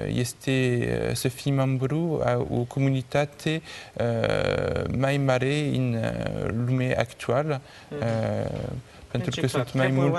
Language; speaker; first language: Romanian; non-native, learner; French